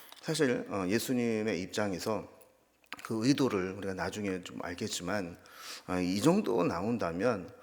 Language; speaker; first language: Korean; native; Korean